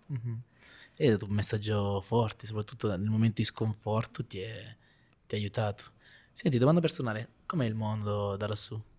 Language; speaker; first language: Italian; native; Italian